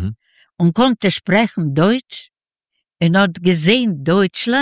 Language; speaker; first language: German; non-native, learner; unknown